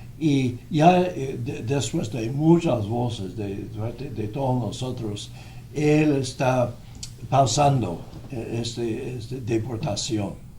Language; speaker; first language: Spanish; non-native, fluent; English